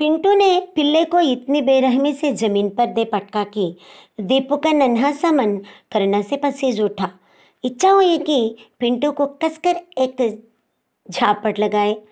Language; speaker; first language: Hindi; non-native, local second language; Telugu